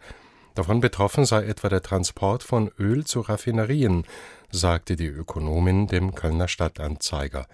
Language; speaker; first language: German; native; German